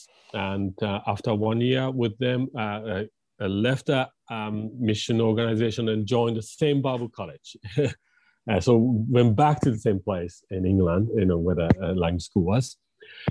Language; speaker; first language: English; non-native, fluent; Japanese